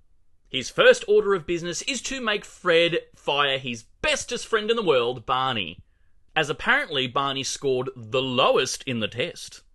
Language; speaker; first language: English; native; English